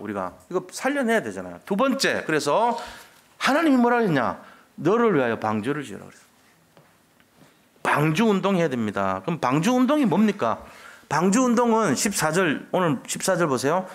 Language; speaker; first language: Korean; native; Korean